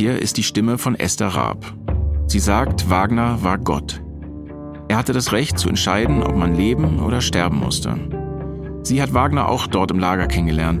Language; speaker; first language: German; native; German